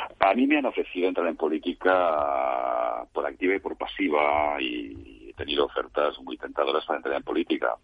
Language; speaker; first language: Spanish; non-native, local second language; Catalan